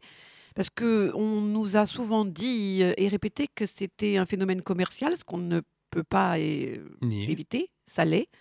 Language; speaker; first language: French; native; French